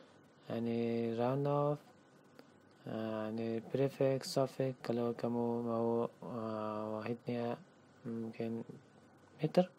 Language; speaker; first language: Indonesian; non-native, learner; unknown